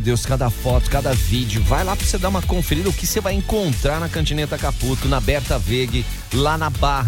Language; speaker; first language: Portuguese; native; Portuguese